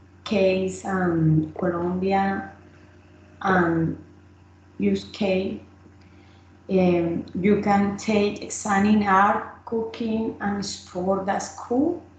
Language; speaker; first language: English; non-native, learner; Spanish